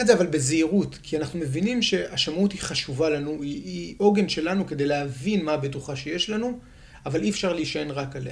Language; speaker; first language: Hebrew; native; Hebrew